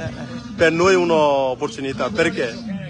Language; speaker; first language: Italian; non-native, learner; Bangla